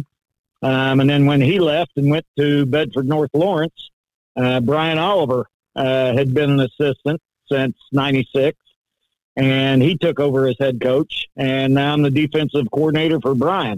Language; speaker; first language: English; native; English